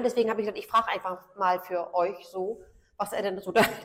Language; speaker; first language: German; native; German